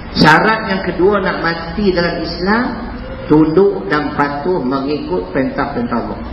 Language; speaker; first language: Malay; native; Malay